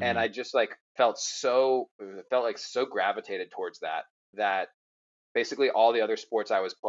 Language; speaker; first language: English; native; English